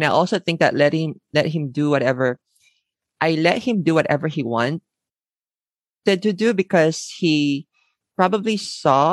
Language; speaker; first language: English; non-native, local second language; Filipino